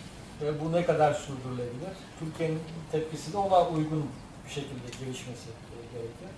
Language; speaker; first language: Turkish; native; Turkish